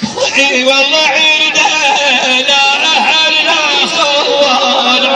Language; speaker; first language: Arabic; native; Arabic